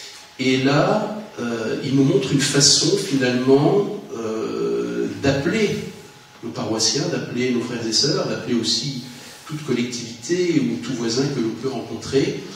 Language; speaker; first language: French; native; French